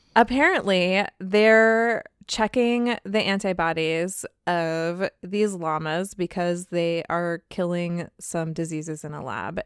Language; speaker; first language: English; native; English